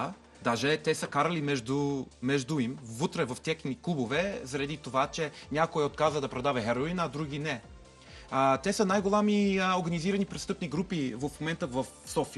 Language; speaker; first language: Bulgarian; non-native, learner; English